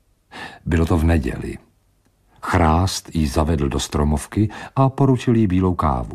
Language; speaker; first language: Czech; native; Czech